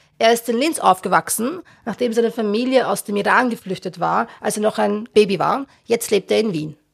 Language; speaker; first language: German; early bilingual, other home language; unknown